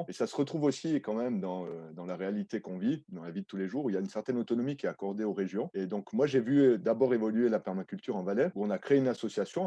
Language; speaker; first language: French; native; French